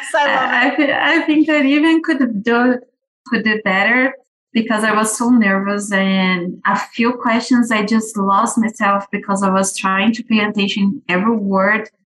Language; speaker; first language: English; non-native, fluent; Portuguese